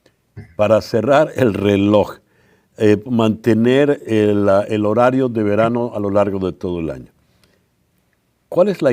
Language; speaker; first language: Spanish; native; Spanish